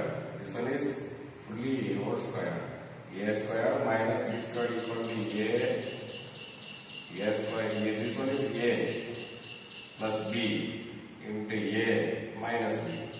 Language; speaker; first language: English; non-native, local second language; Tamil